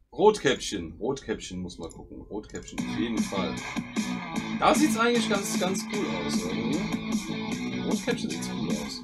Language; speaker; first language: German; native; German